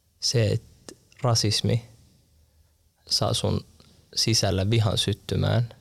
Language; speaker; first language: Finnish; early bilingual, other home language; Arabic